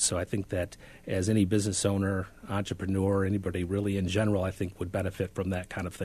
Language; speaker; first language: English; native; English